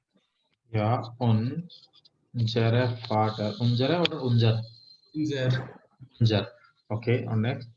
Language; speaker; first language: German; non-native, fluent; Hindi